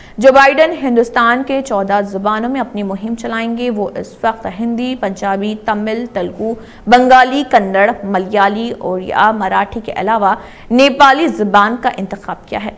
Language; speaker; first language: Urdu; native; Urdu